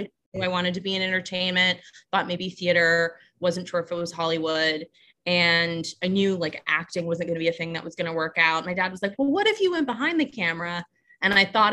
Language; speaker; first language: English; native; English